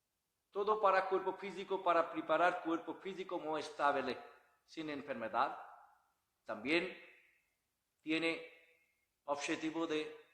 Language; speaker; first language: Spanish; non-native, learner; Bangla